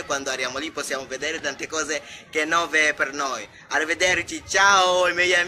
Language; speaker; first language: Italian; non-native, learner; Swahili